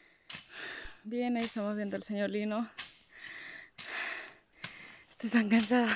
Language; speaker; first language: Spanish; native; Spanish